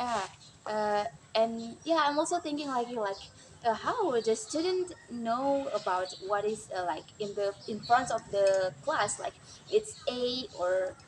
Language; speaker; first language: English; non-native, learner; Indonesian